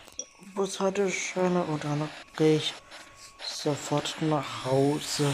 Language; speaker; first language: German; non-native, learner; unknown